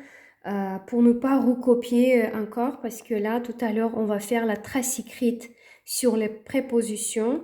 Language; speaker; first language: French; native; French